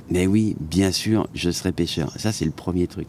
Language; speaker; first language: French; native; French